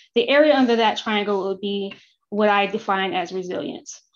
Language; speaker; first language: English; native; English